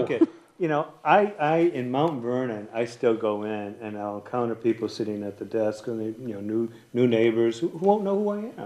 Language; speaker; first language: English; native; English